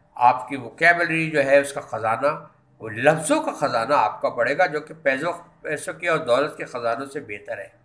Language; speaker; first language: Urdu; native; Urdu